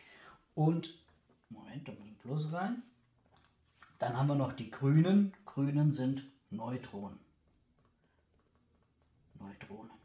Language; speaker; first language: German; native; German